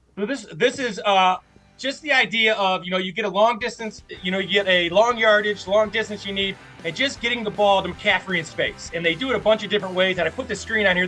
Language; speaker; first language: English; native; English